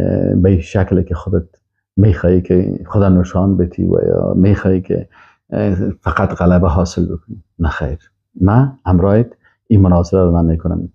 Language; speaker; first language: Persian; native; Persian